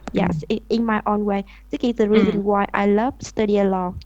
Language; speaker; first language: English; non-native, learner; Vietnamese